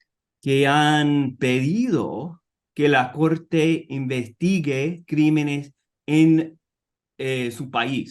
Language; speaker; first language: Spanish; non-native, fluent; English